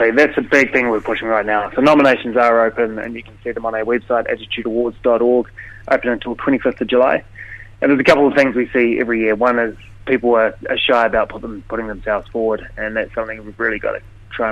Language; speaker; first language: English; native; English